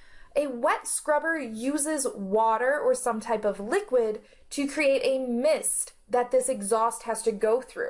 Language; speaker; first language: English; native; English